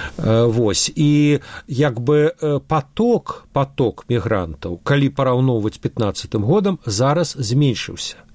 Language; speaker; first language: Belarusian; non-native, local second language; Russian